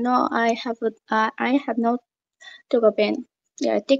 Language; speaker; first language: English; non-native, learner; Bangla